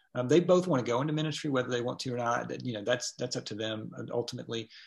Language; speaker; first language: English; native; English